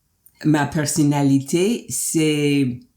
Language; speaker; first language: French; non-native, fluent; English